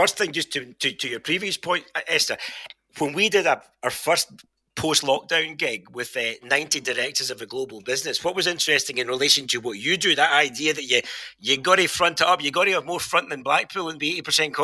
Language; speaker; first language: English; native; English